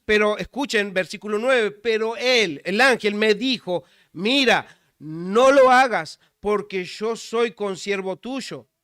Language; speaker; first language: Spanish; native; Spanish